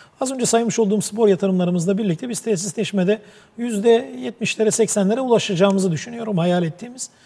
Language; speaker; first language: Turkish; native; Turkish